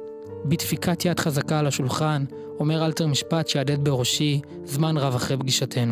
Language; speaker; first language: Hebrew; native; Hebrew